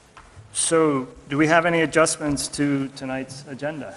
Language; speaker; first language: English; native; English